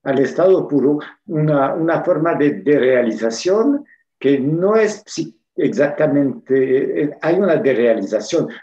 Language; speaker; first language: Spanish; non-native, fluent; French